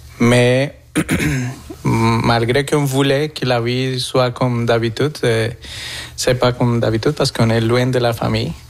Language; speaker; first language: French; non-native, fluent; Spanish